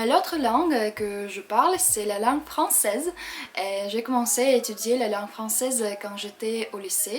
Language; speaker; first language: French; non-native, fluent; Russian